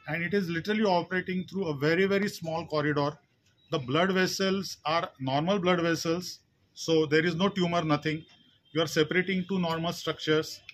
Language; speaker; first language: English; non-native, local second language; Marathi